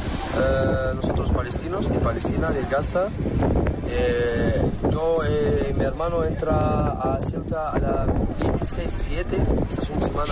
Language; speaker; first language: Spanish; non-native, learner; Arabic